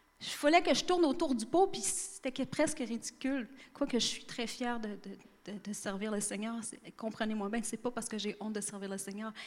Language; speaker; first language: French; native; French